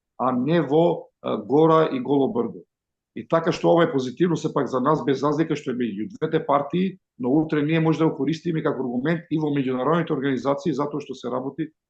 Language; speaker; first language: Macedonian; native; Macedonian